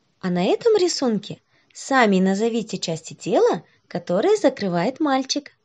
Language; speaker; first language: Russian; non-native, local second language; Kazakh